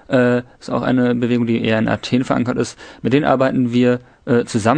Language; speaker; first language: German; native; German